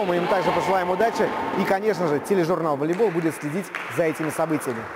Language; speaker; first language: Russian; native; Russian